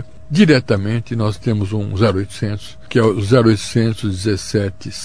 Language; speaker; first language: Portuguese; native; Portuguese